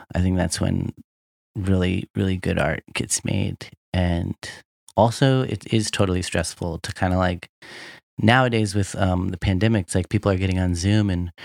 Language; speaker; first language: English; native; English